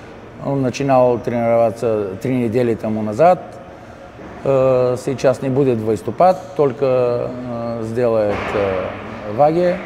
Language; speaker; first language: Russian; non-native, learner; Bulgarian